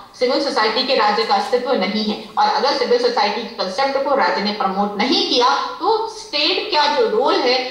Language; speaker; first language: Hindi; native; Hindi